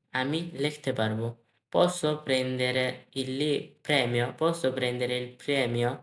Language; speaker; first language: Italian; non-native, learner; Bangla